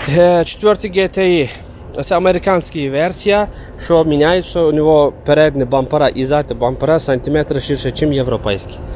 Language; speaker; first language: Ukrainian; early bilingual, heritage; Turkish